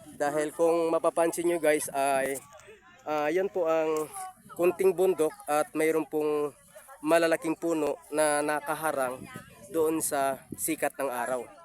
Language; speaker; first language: Filipino; native; Filipino